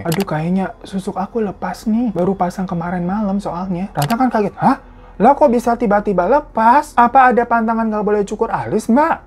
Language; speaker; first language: Indonesian; native; Indonesian